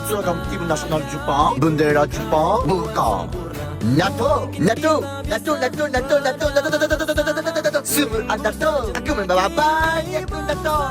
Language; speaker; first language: Indonesian; non-native, learner; Japanese